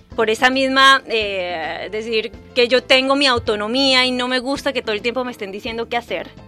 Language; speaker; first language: Spanish; native; Spanish